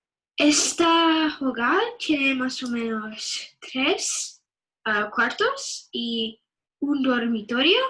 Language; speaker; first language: Spanish; non-native, learner; English